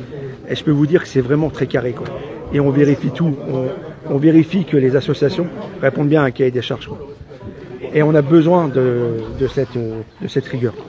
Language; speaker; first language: French; native; French